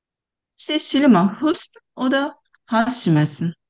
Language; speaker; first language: German; non-native, fluent; Turkish